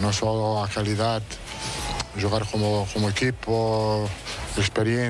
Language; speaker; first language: Portuguese; non-native, fluent; Italian